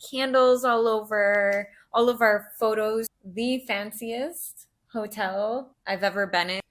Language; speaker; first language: English; native; English